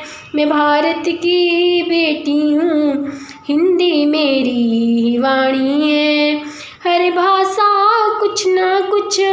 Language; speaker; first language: Hindi; native; Hindi